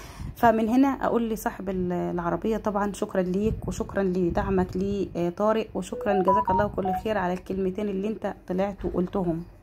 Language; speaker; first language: Arabic; native; Arabic